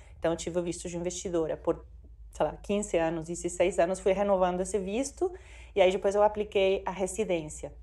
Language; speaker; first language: Portuguese; non-native, fluent; Spanish